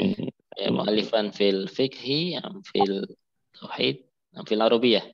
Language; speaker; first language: Arabic; non-native, fluent; Indonesian